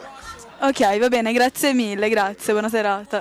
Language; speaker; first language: Italian; native; Italian